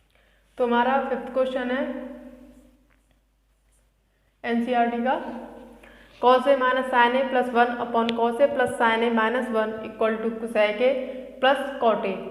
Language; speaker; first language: Hindi; native; Hindi